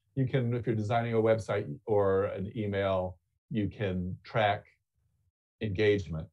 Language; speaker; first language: English; native; English